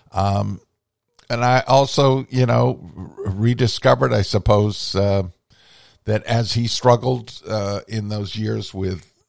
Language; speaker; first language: English; native; English